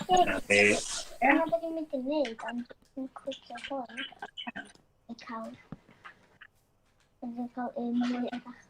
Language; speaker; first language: Welsh; non-native, local second language; English